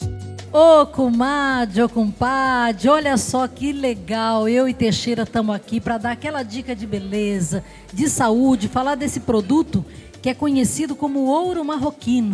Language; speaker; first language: Portuguese; native; Portuguese